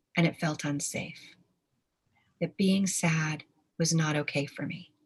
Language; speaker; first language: English; native; English